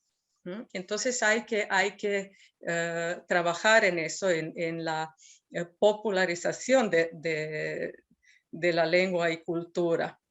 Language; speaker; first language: Spanish; non-native, fluent; Serbian